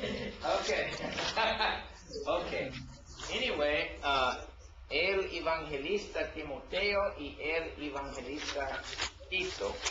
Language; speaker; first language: Spanish; non-native, learner; English